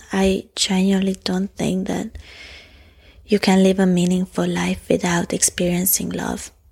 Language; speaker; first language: English; non-native, fluent; Hungarian